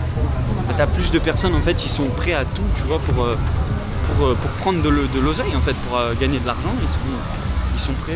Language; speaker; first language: French; native; French